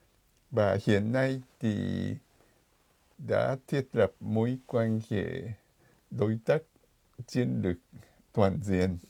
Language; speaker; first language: Vietnamese; non-native, fluent; Japanese